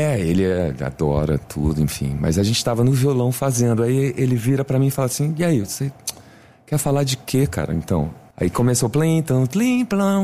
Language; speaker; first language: Portuguese; native; Portuguese